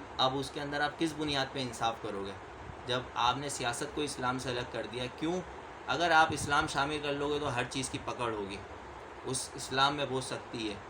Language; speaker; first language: Urdu; native; Urdu